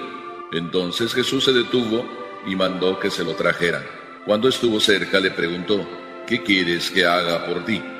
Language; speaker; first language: Spanish; native; Spanish